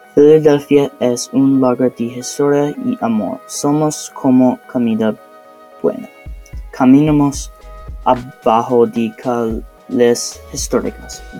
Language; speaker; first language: Spanish; non-native, learner; English